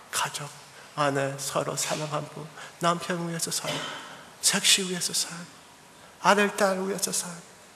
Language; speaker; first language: Korean; early bilingual, heritage; English